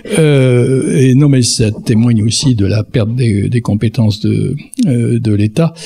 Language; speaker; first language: French; native; French